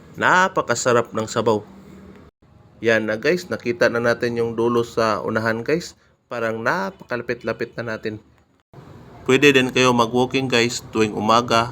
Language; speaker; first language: Filipino; non-native, local second language; Cebuano